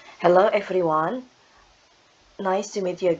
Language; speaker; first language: English; non-native, fluent; Indonesian